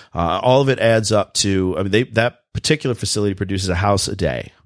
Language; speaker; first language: English; native; English